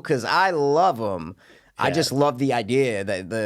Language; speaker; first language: English; native; English